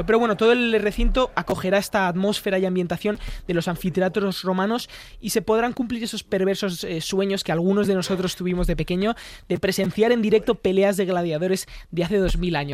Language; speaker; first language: Spanish; native; Spanish